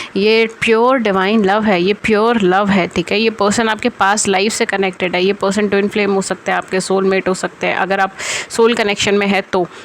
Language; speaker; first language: Hindi; native; Hindi